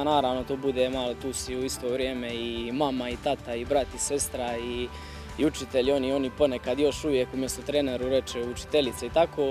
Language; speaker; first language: Croatian; native; Croatian